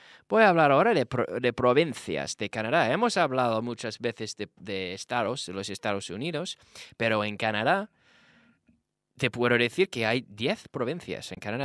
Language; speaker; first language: Spanish; non-native, fluent; English